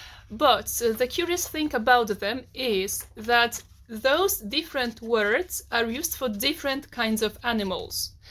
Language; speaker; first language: English; non-native, fluent; Polish